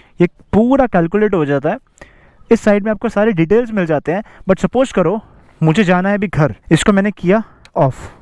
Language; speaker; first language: Hindi; native; Hindi